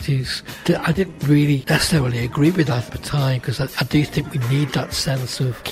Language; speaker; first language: English; native; English